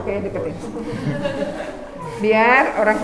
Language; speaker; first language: Indonesian; native; Indonesian